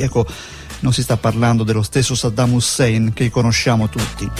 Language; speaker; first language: Italian; native; Italian